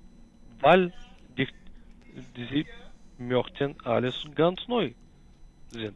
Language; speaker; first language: German; non-native, learner; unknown